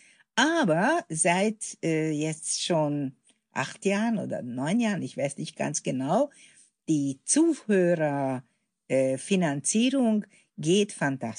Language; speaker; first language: German; non-native, fluent; Hungarian